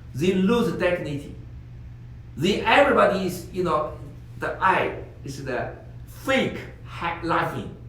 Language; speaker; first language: English; non-native, learner; Chinese